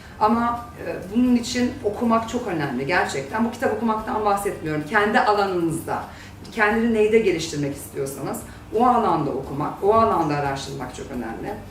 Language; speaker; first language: Turkish; native; Turkish